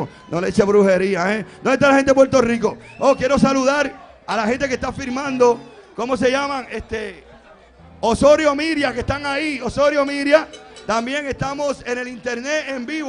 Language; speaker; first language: Spanish; native; Spanish